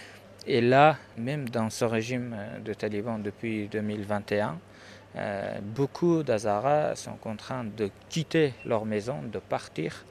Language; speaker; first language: French; non-native, fluent; Persian